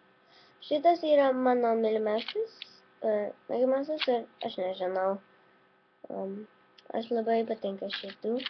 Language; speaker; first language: Lithuanian; early bilingual, heritage; Lithuanian